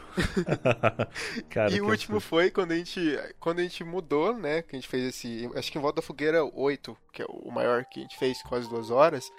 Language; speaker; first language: Portuguese; native; Portuguese